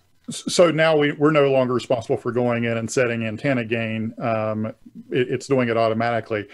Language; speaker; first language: English; native; English